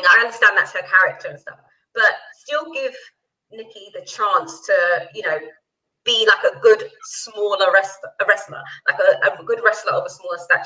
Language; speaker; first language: English; native; English